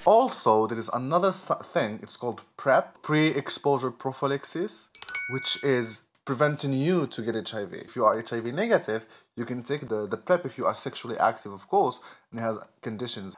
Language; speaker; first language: English; non-native, fluent; Arabic